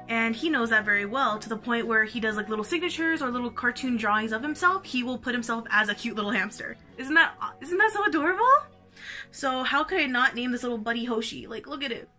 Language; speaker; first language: English; native; English